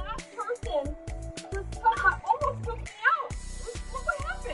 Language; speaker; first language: English; native; English